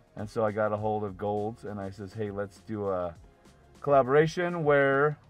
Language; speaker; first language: English; native; English